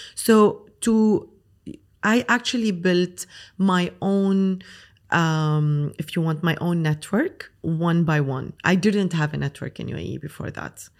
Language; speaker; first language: English; non-native, fluent; Arabic